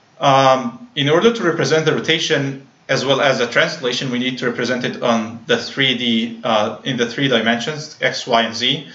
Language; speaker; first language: English; non-native, fluent; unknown